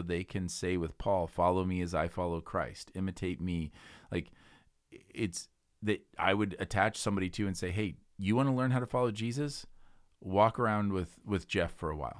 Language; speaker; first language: English; native; English